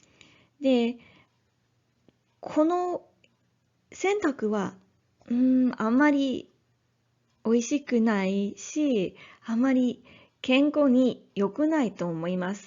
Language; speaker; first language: Japanese; non-native, learner; English